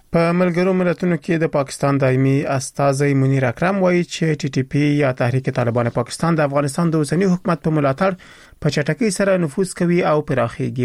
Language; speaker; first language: Pashto; native; Pashto